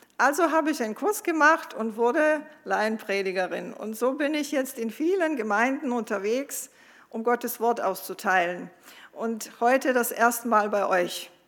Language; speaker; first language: German; non-native, fluent; Croatian